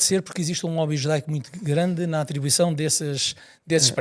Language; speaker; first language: Portuguese; native; Portuguese